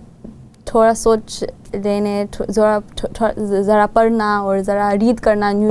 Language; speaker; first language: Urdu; non-native, learner; Gujarati